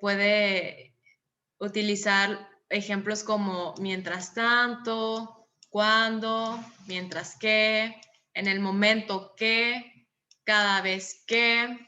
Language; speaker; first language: Spanish; native; Spanish